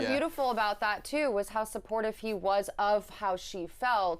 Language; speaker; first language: English; native; English